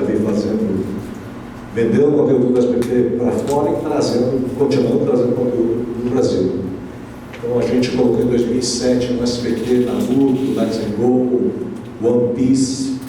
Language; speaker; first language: Portuguese; native; Portuguese